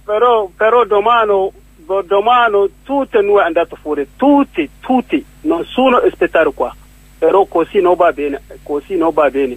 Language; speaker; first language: Italian; non-native, learner; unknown